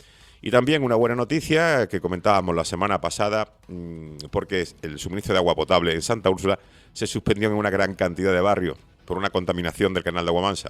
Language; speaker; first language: Spanish; native; Spanish